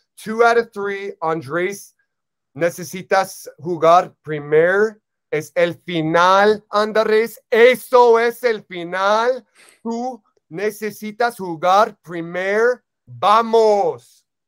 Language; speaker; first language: Spanish; non-native, learner; English